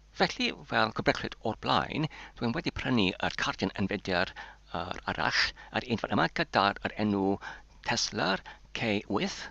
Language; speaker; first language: Welsh; non-native, local second language; English